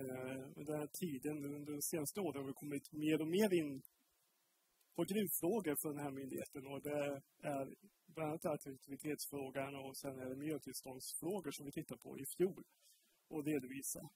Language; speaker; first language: Swedish; native; Swedish